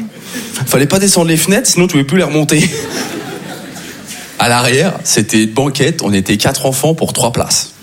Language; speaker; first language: French; native; French